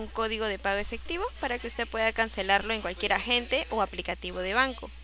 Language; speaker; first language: Spanish; native; Spanish